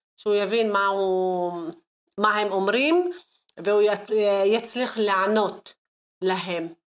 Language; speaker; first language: Hebrew; non-native, local second language; Arabic